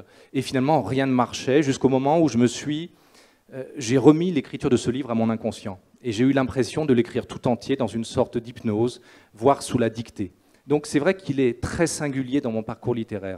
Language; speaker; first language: French; native; French